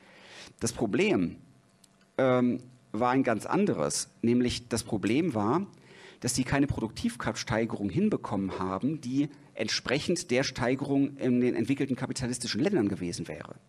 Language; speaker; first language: German; native; German